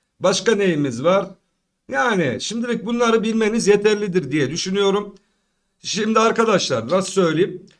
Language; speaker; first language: Turkish; native; Turkish